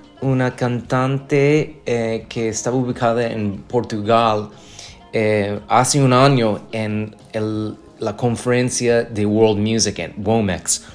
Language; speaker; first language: Spanish; non-native, fluent; English